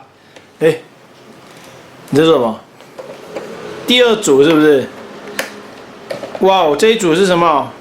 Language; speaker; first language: Chinese; native; Chinese